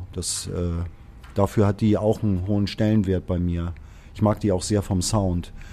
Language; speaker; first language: German; native; German